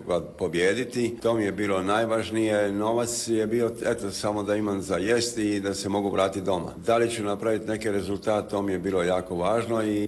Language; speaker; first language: Croatian; native; Croatian